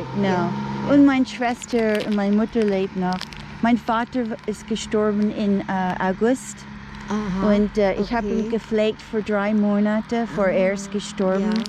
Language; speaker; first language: German; non-native, learner; English